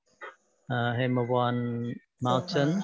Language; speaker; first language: English; non-native, learner; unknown